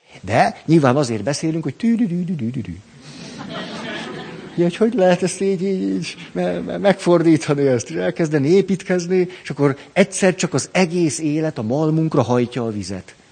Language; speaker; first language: Hungarian; native; Hungarian